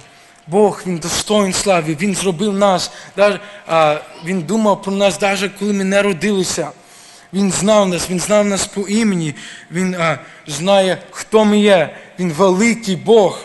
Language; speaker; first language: Ukrainian; early bilingual, heritage; Ukrainian